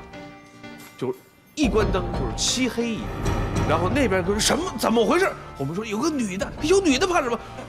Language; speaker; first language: Chinese; native; Chinese